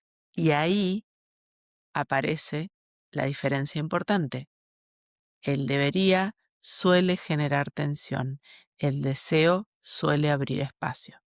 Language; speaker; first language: Spanish; native; Spanish